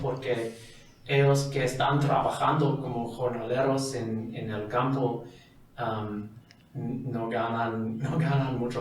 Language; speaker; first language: Spanish; non-native, fluent; English